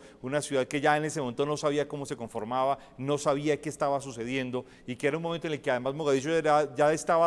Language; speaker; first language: Spanish; native; Spanish